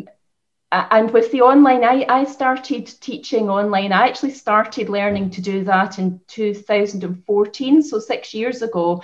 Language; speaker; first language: English; native; English